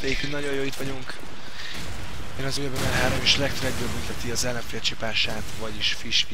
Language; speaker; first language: Hungarian; native; Hungarian